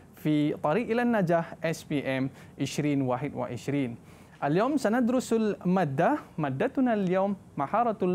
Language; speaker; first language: Arabic; non-native, learner; Malay